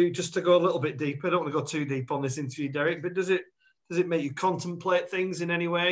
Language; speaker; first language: English; native; English